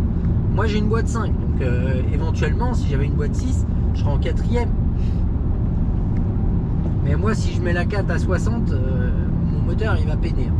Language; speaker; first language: French; native; French